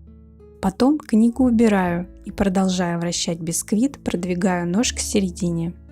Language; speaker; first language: Russian; native; Russian